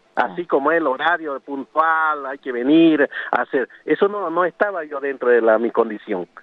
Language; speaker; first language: Spanish; non-native, local second language; Guarani